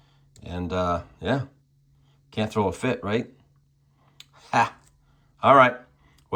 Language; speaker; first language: English; native; English